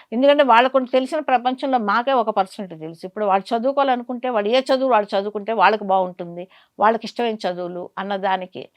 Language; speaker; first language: Telugu; native; Telugu